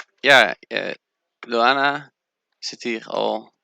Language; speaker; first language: Dutch; native; Dutch